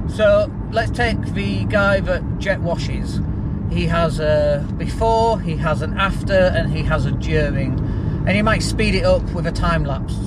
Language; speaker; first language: English; native; English